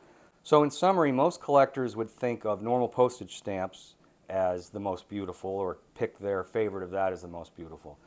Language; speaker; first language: English; native; English